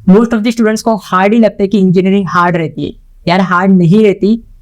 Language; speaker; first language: Hindi; non-native, local second language; Marathi